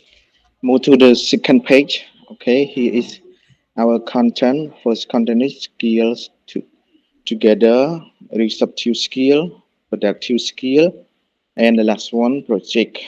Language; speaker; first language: English; non-native, learner; Khmer